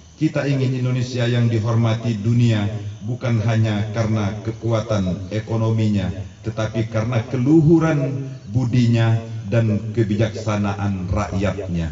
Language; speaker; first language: Indonesian; native; Indonesian